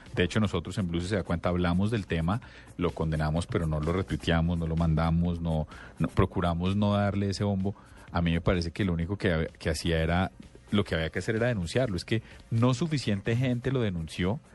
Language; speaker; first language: Spanish; native; Spanish